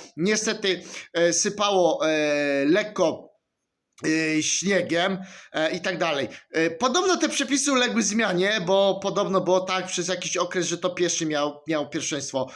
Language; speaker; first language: Polish; native; Polish